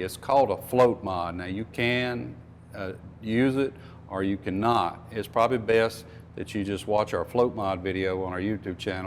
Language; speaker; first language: English; native; English